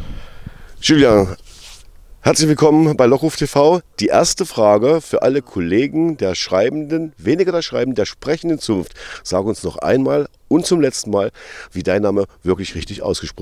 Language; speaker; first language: German; native; German